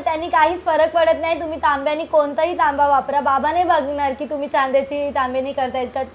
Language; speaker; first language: Marathi; non-native, fluent; Hindi